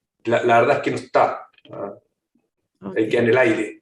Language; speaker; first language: Spanish; native; Spanish